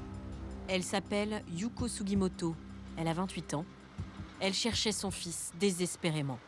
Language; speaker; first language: French; native; French